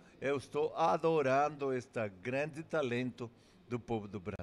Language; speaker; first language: Portuguese; non-native, fluent; English